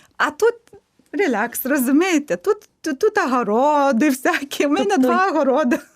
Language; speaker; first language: Ukrainian; non-native, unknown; Lithuanian